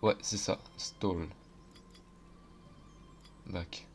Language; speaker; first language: French; native; French